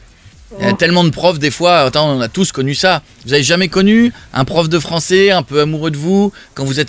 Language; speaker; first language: French; native; French